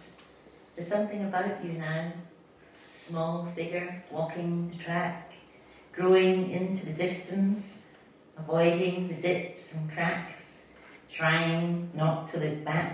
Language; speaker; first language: English; native; English